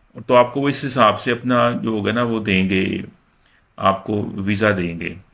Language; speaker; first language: Urdu; non-native, local second language; Punjabi